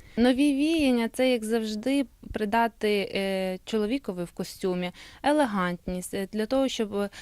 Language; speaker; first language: Ukrainian; native; Ukrainian